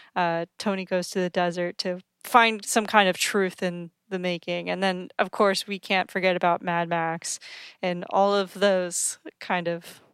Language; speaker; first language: English; native; English